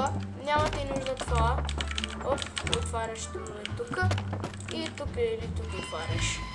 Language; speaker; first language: Bulgarian; early bilingual, heritage; Bulgarian